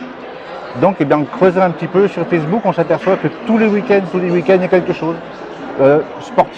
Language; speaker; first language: French; native; French